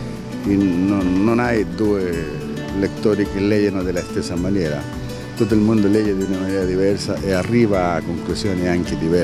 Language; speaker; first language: Italian; non-native, fluent; Spanish